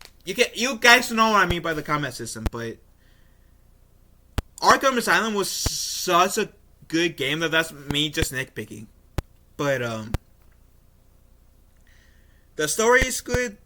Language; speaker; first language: English; native; English